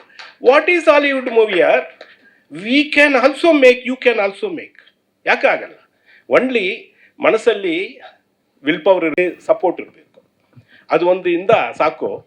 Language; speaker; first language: Kannada; non-native, learner; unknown